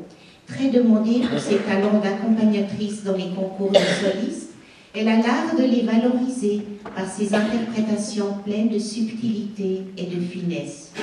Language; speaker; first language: French; native; French